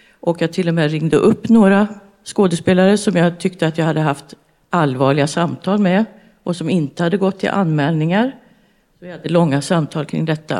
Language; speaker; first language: Swedish; native; Swedish